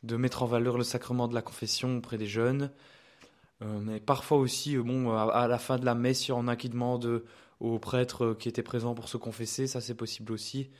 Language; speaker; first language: French; native; French